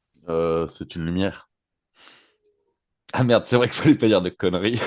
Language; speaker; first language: French; native; French